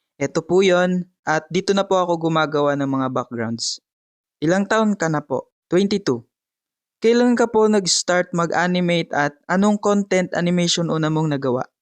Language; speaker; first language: Filipino; non-native, local second language; Bikol